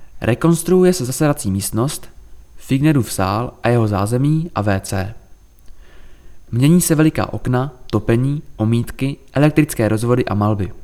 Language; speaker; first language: Czech; native; Czech